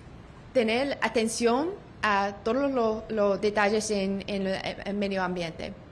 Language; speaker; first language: Spanish; non-native, learner; English